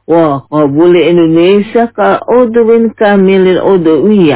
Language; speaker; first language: Arabic; non-native, fluent; Indonesian